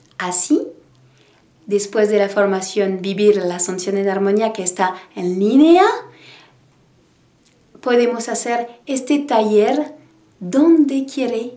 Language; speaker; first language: Spanish; non-native, learner; French